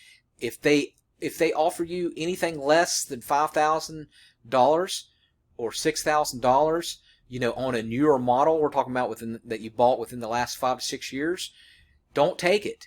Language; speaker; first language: English; native; English